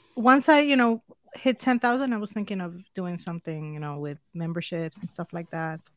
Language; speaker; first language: English; non-native, fluent; Spanish